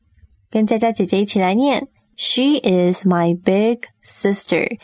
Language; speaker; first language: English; non-native, fluent; Chinese